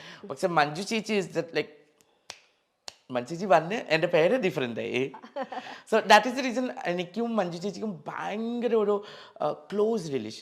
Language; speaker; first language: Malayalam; non-native, learner; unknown